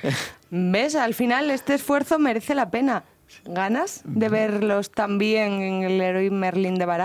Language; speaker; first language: Spanish; native; Spanish